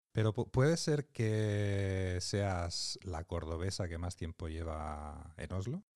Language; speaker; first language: Spanish; native; Spanish